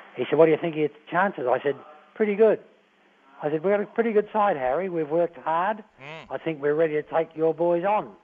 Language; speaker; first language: English; native; English